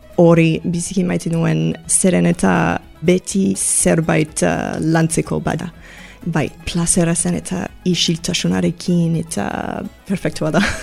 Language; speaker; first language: Basque; non-native, learner; English